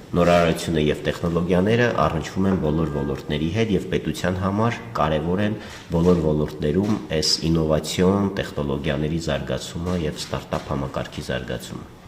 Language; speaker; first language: Armenian; native; Armenian